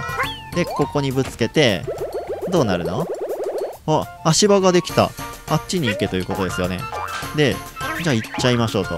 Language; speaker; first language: Japanese; native; Japanese